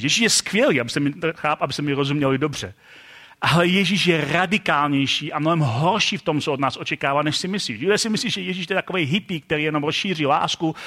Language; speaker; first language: Czech; native; Czech